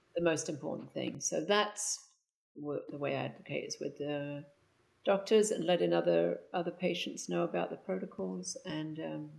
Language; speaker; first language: English; native; English